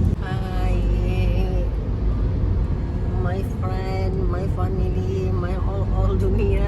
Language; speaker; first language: English; non-native, learner; Indonesian